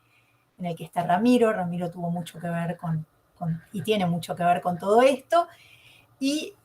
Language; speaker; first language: Spanish; native; Spanish